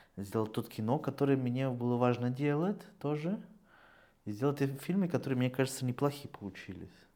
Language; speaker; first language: Russian; non-native, fluent; Spanish